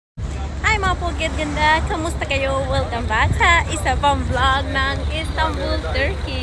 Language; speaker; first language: Filipino; non-native, learner; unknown